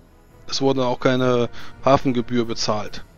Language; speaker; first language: German; native; German